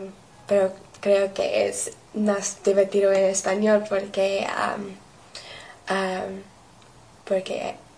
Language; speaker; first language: Spanish; non-native, learner; English